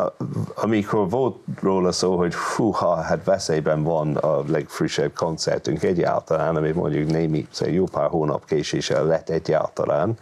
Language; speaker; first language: Hungarian; non-native, fluent; English